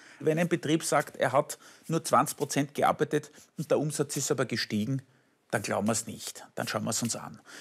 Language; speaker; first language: German; native; German